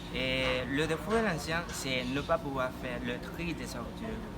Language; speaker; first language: French; non-native, learner; Spanish